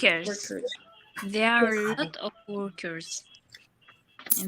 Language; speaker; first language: English; non-native, learner; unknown